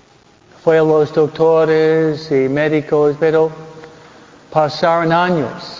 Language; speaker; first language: Spanish; non-native, fluent; English